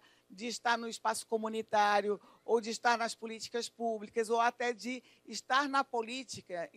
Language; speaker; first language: Portuguese; native; Portuguese